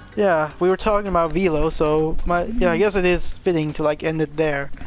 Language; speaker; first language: English; native; English